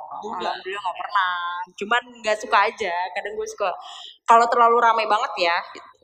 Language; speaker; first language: Indonesian; native; Indonesian